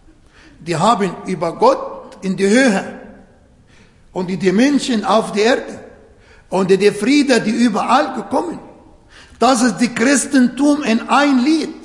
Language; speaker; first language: German; non-native, fluent; Arabic